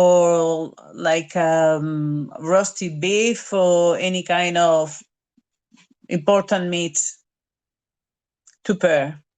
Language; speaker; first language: English; non-native, fluent; Spanish